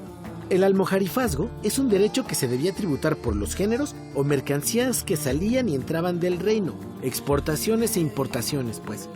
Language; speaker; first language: Spanish; native; Spanish